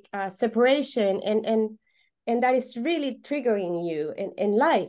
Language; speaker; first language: English; non-native, fluent; Spanish